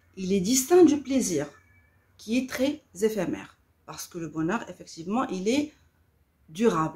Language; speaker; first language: French; non-native, local second language; Arabic